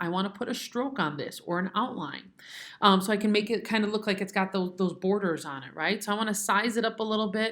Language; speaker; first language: English; native; English